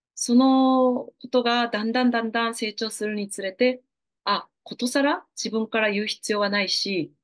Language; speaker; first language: Japanese; native; Japanese